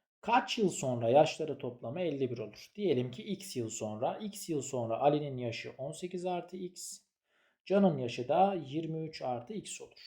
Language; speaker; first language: Turkish; native; Turkish